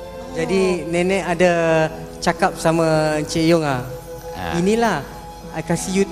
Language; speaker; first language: Malay; native; Malay